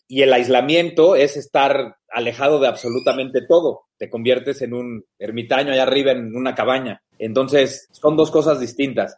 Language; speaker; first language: Spanish; native; Spanish